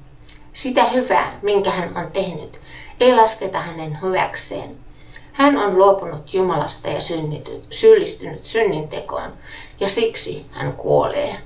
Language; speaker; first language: Finnish; native; Finnish